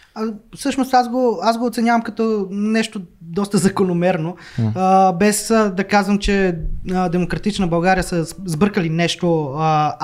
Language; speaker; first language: Bulgarian; native; Bulgarian